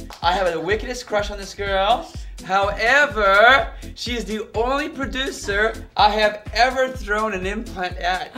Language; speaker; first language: English; early bilingual, other home language; Portuguese